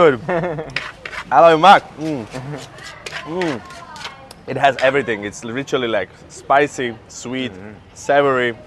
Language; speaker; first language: English; non-native, fluent; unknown